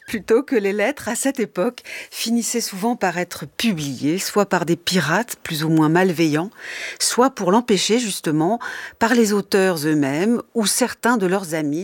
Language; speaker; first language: French; native; French